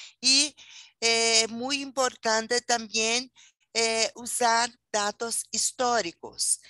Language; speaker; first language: Spanish; non-native, fluent; Portuguese